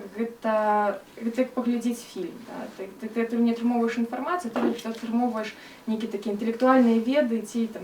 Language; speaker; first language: Belarusian; non-native, local second language; Russian